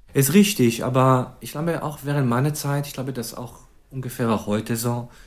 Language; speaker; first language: German; non-native, fluent; Hebrew